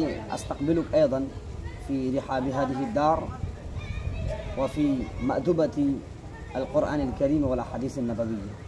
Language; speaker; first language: Arabic; non-native, fluent; Urdu